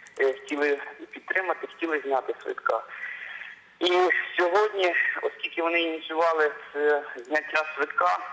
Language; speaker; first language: Ukrainian; native; Ukrainian